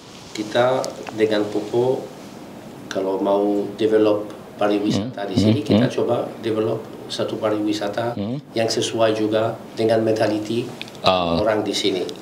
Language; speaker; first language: Indonesian; non-native, learner; Italian